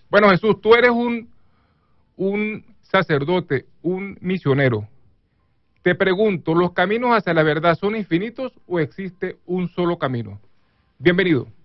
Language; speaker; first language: Spanish; native; Spanish